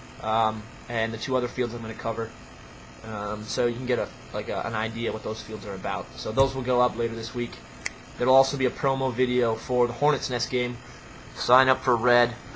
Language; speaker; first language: English; native; English